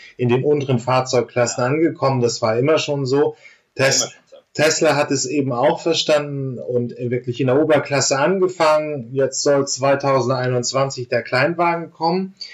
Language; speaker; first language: German; native; German